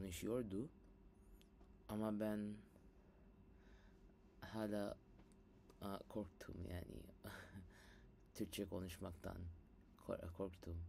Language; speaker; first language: Turkish; non-native, learner; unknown